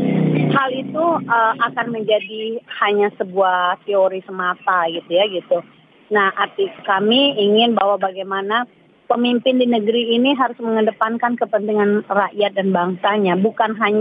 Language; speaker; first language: Indonesian; native; Indonesian